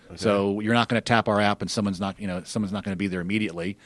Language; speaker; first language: English; native; English